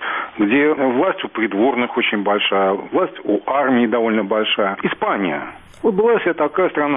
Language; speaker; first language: Russian; native; Russian